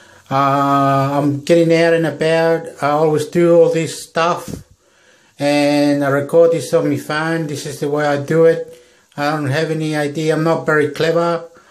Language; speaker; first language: English; non-native, fluent; Spanish